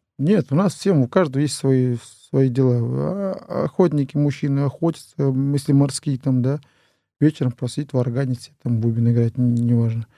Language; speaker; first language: Russian; non-native, local second language; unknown